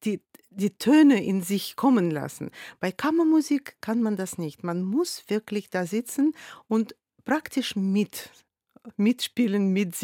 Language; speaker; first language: German; non-native, fluent; Russian